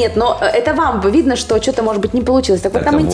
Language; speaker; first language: Russian; native; Russian